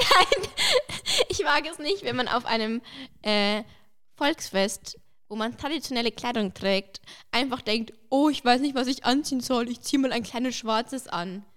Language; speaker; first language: German; early bilingual, other home language; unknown